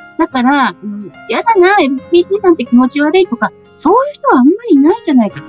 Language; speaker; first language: Japanese; native; Japanese